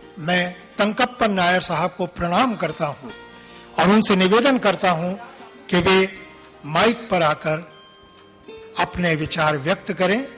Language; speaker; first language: Hindi; native; Hindi